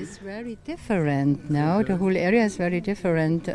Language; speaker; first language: English; non-native, learner; German